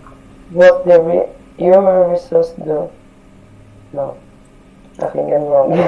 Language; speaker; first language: English; non-native, learner; Portuguese